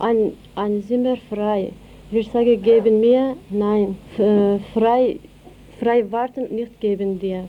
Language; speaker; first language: German; non-native, learner; Turkish